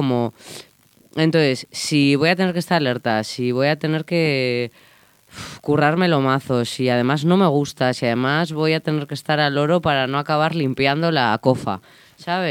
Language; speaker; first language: Spanish; native; Spanish